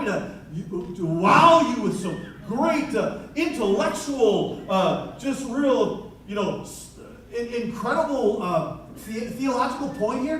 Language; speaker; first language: English; native; English